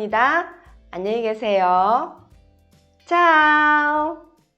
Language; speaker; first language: Korean; early bilingual, heritage; Korean